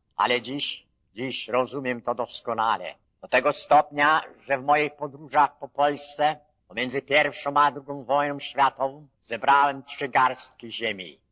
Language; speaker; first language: Polish; early bilingual, heritage; Polish